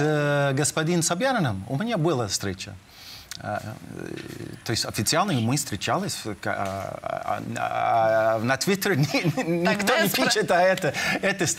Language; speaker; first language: Russian; non-native, fluent; English